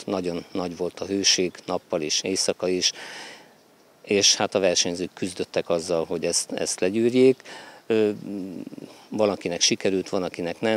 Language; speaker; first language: Hungarian; native; Hungarian